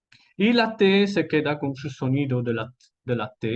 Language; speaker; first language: Spanish; non-native, fluent; French